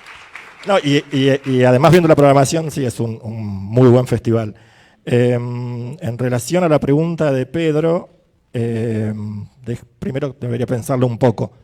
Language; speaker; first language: Spanish; native; Spanish